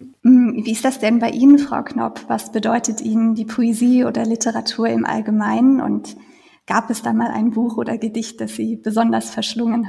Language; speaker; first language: German; native; German